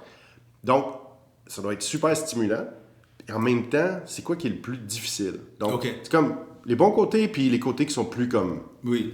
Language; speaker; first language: French; native; French